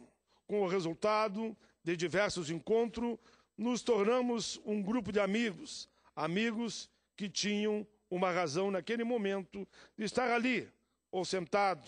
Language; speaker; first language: Portuguese; native; Portuguese